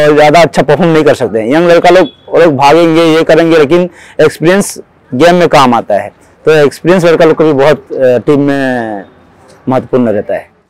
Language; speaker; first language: Hindi; non-native, local second language; Odia